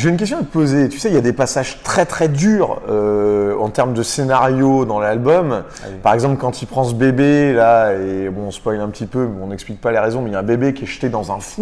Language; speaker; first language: French; native; French